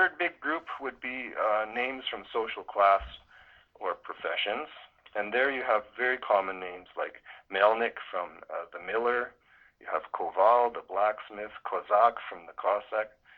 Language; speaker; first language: English; native; English